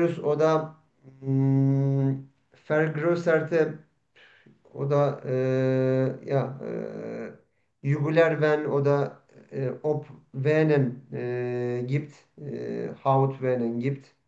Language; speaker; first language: German; non-native, learner; Turkish